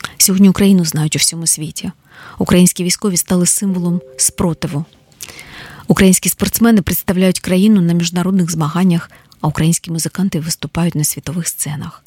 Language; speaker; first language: Ukrainian; native; Ukrainian